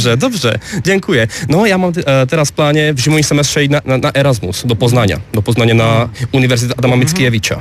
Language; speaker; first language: Polish; non-native, learner; Czech